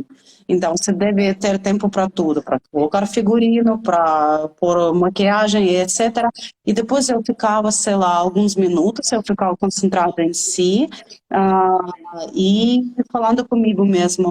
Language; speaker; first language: Portuguese; non-native, fluent; Russian